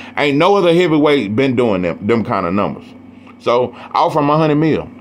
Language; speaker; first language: English; native; English